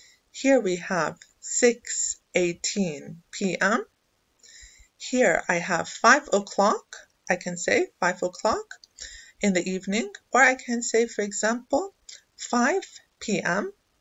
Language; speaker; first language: English; non-native, fluent; Arabic